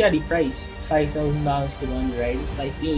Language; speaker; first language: English; native; English